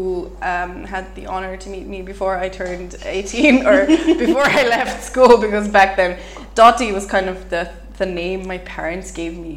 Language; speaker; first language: English; native; English